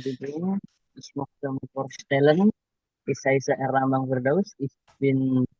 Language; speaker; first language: German; non-native, learner; Indonesian